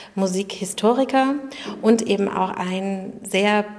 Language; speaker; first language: German; native; German